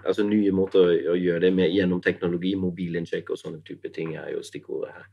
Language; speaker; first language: Norwegian; non-native, fluent; German